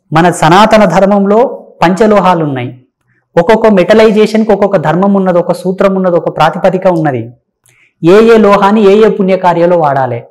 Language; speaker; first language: Telugu; native; Telugu